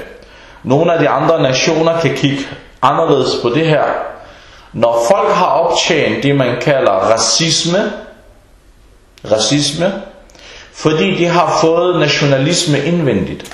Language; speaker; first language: Danish; early bilingual, other home language; Arabic